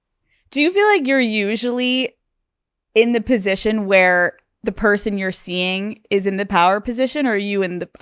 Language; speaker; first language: English; native; English